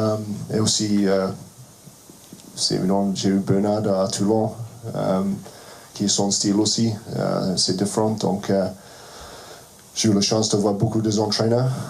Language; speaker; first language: French; non-native, fluent; English